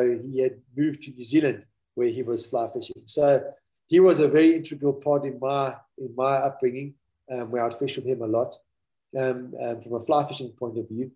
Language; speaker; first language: English; native; English